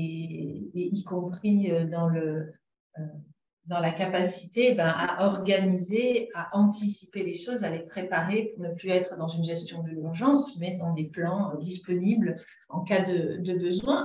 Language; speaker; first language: French; native; French